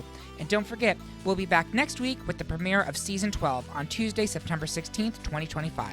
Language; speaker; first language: English; native; English